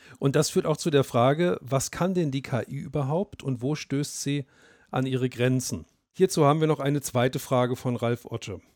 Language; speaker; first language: German; native; German